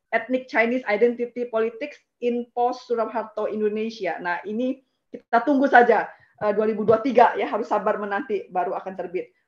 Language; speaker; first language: Indonesian; native; Indonesian